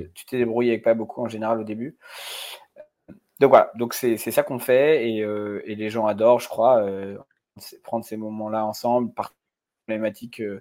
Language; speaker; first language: French; native; French